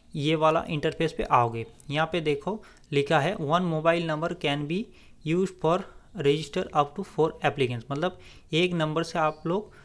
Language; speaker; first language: Hindi; non-native, local second language; Bangla